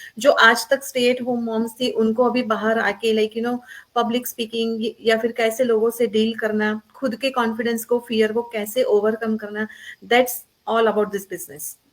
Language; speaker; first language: Hindi; non-native, local second language; Gujarati